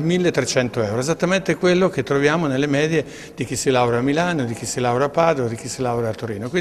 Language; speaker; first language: Italian; native; Italian